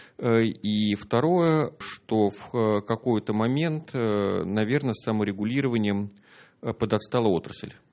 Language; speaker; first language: Russian; native; Russian